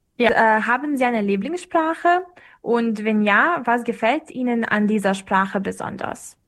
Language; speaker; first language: German; non-native, fluent; Serbian